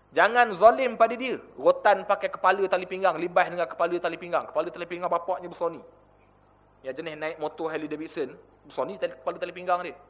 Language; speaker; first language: Malay; native; Malay